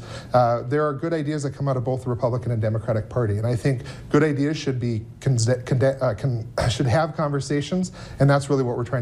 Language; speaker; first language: English; native; English